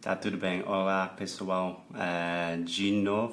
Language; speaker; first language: Portuguese; non-native, fluent; English